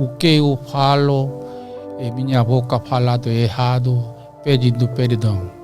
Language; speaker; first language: Portuguese; non-native, learner; Korean